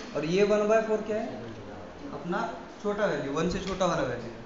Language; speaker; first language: Hindi; non-native, local second language; Marathi